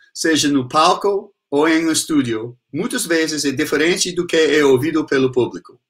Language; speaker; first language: Portuguese; non-native, fluent; English